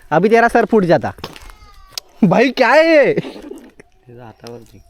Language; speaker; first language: Hindi; non-native, local second language; Marathi